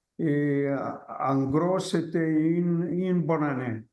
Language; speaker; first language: French; non-native, fluent; Greek